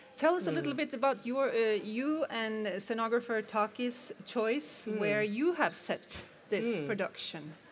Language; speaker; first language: English; non-native, fluent; Norwegian